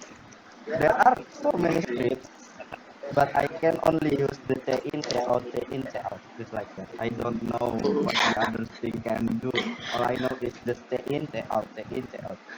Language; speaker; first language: English; non-native, learner; Indonesian